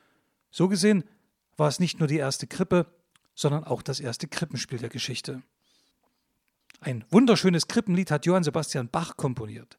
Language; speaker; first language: German; native; German